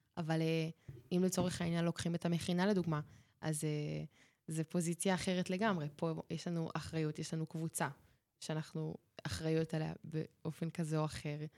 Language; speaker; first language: Hebrew; native; Hebrew